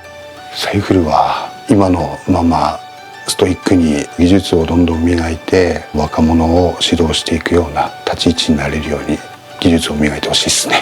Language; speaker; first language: Japanese; native; Japanese